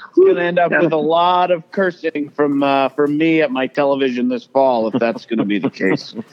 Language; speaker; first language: English; native; English